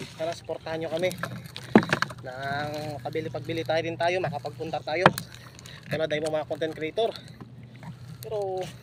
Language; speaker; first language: Filipino; non-native, local second language; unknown